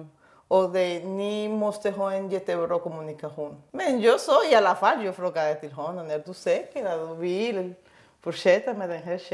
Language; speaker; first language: Swedish; non-native, learner; Spanish